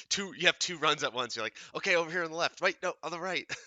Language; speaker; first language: English; native; English